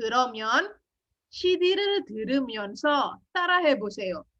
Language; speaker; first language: Korean; non-native, fluent; Indonesian